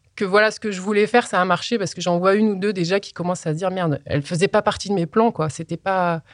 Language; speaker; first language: French; native; French